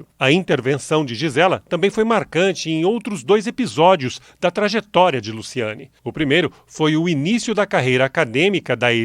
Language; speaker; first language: Portuguese; native; Portuguese